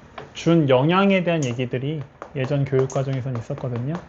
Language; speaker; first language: Korean; native; Korean